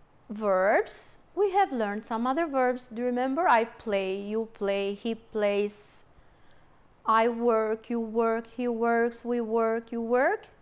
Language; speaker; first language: English; non-native, fluent; Albanian